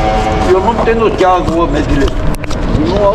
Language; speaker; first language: Spanish; non-native, learner; Filipino